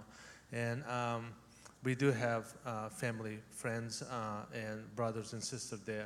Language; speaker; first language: English; non-native, fluent; Uzbek